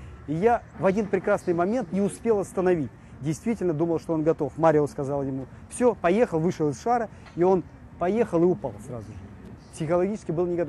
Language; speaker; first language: Russian; native; Russian